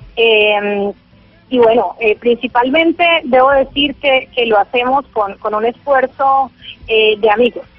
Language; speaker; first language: Spanish; native; Spanish